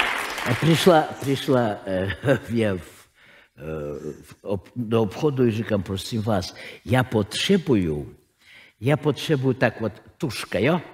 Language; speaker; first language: Czech; non-native, fluent; Russian